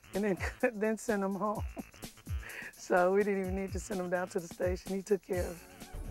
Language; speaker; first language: English; native; English